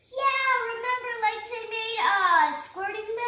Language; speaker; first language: English; native; English